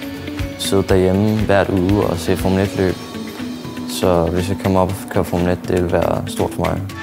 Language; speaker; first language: Danish; native; Danish